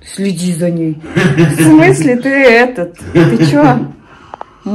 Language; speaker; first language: Russian; native; Russian